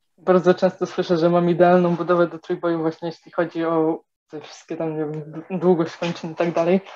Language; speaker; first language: Polish; native; Polish